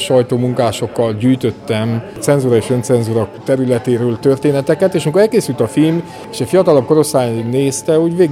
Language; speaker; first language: Hungarian; native; Hungarian